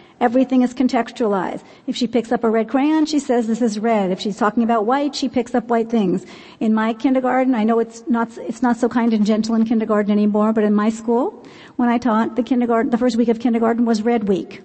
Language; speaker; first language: English; native; English